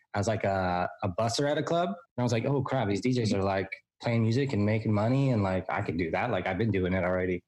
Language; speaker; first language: English; native; English